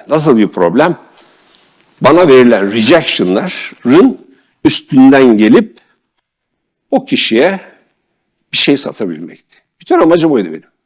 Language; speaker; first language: Turkish; native; Turkish